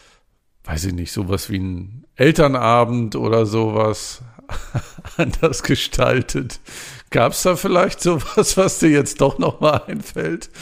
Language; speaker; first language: German; native; German